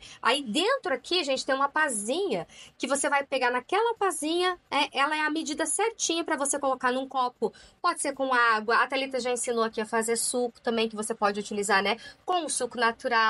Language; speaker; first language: Portuguese; native; Portuguese